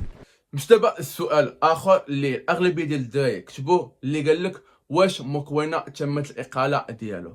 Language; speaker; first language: Arabic; native; Arabic